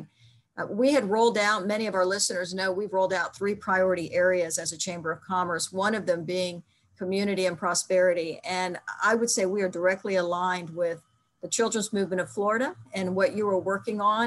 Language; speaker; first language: English; native; English